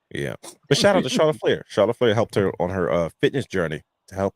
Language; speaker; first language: English; native; English